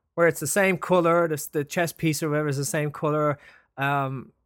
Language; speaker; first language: English; native; English